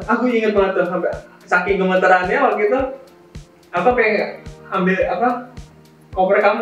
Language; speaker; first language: Indonesian; native; Indonesian